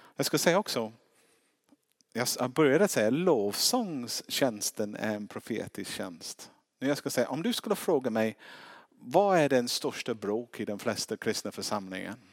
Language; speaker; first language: Swedish; non-native, fluent; English